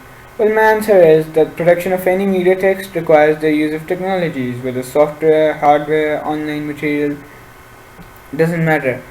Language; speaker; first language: English; non-native, local second language; Urdu